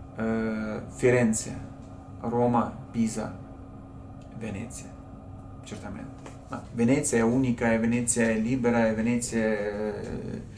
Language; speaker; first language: Italian; non-native, learner; Russian